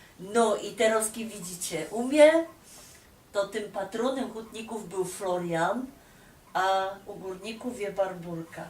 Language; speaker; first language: Polish; native; Polish